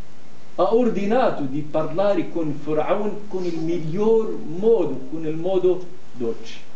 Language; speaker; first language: Italian; non-native, fluent; Arabic